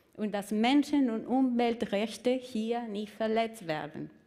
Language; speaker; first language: German; non-native, fluent; Spanish